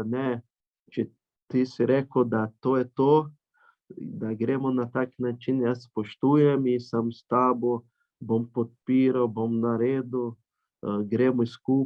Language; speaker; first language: Slovenian; non-native, learner; Portuguese